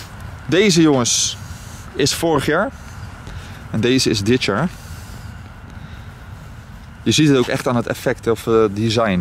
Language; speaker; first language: Dutch; native; Dutch